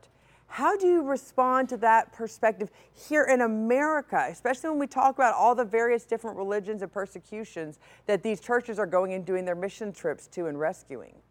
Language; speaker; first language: English; native; English